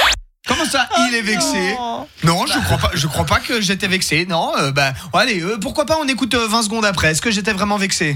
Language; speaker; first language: French; native; French